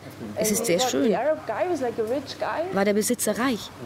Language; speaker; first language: German; native; German